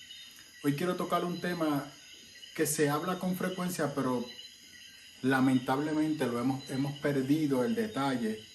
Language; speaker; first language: Spanish; native; Spanish